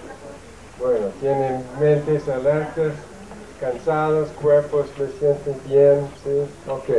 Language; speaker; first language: Spanish; non-native, fluent; English